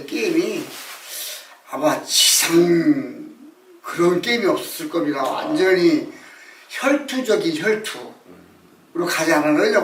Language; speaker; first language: Korean; native; Korean